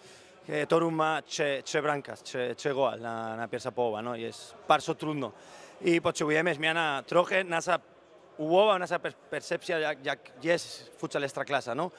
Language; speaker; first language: Polish; non-native, learner; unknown